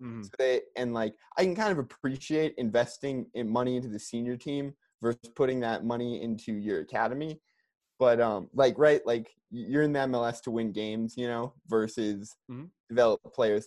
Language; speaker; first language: English; native; English